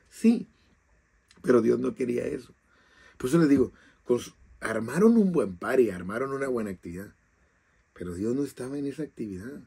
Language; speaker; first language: Spanish; native; Spanish